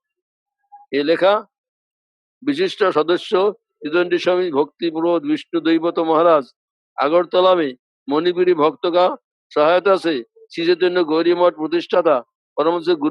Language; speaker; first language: Hindi; non-native, local second language; Bangla